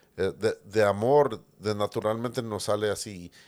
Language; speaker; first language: Spanish; early bilingual, heritage; Spanish